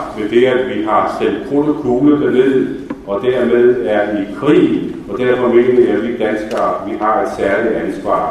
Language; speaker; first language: Danish; native; Danish